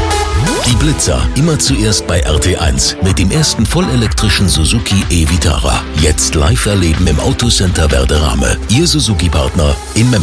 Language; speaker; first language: German; native; German